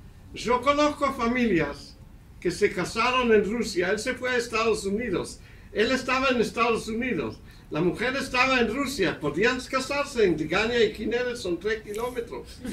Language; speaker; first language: Spanish; non-native, fluent; Hebrew